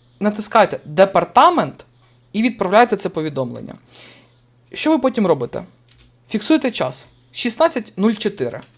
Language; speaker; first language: Ukrainian; native; Ukrainian